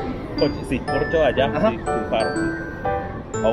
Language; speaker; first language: Spanish; non-native, learner; Japanese